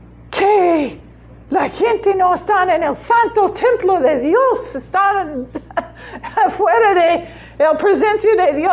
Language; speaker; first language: Spanish; non-native, learner; English